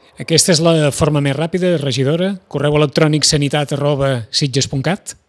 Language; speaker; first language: Catalan; native; Catalan